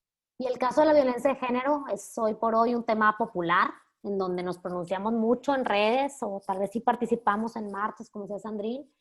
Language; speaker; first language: Spanish; native; Spanish